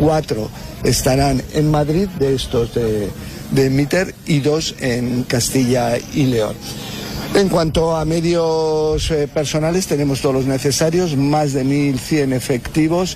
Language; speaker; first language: Spanish; native; Spanish